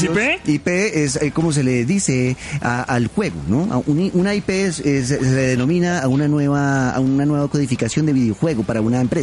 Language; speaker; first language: Spanish; native; Spanish